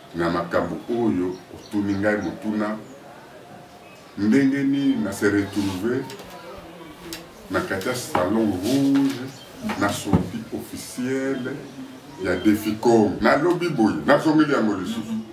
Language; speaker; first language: Lingala; non-native, local second language; Kongo